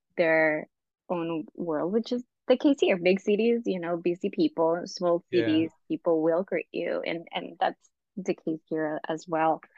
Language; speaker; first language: English; non-native, fluent; Spanish